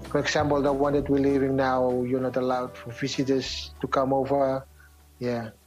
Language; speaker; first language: English; non-native, fluent; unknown